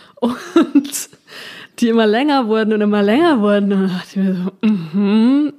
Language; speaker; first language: German; native; German